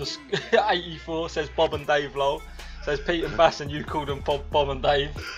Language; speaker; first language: English; early bilingual, other home language; Italian